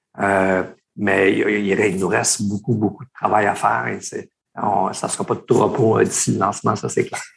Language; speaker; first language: French; native; French